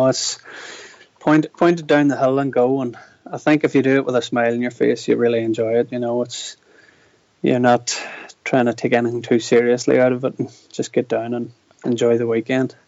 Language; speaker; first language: English; native; English